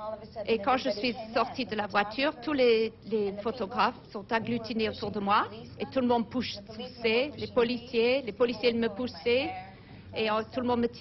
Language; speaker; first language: French; non-native, learner; English